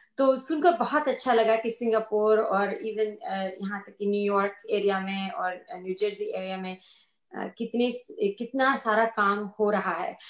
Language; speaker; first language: Hindi; non-native, local second language; Gujarati